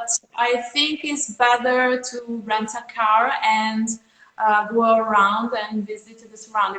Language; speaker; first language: English; non-native, fluent; Italian